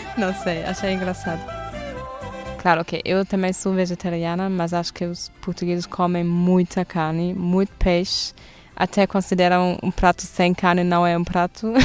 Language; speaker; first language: Portuguese; non-native, fluent; German